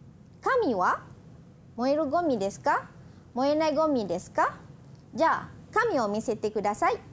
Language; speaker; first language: Japanese; non-native, fluent; Malay